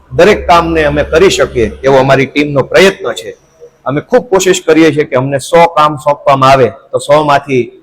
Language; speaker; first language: Gujarati; native; Gujarati